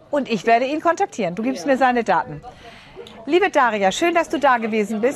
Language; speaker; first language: German; native; German